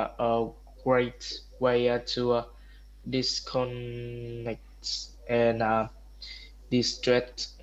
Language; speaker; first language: English; non-native, learner; Vietnamese